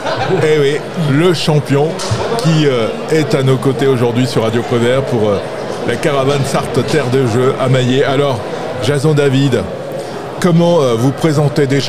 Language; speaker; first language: French; native; French